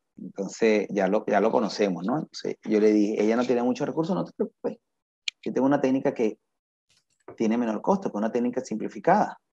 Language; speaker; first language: Spanish; native; Spanish